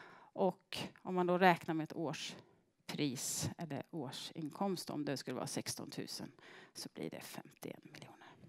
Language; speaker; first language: Swedish; native; Swedish